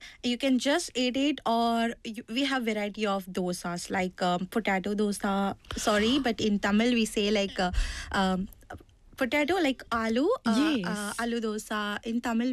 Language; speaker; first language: English; non-native, local second language; Tamil